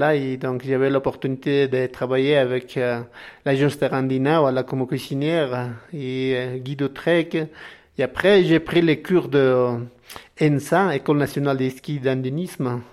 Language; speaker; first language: French; non-native, learner; Spanish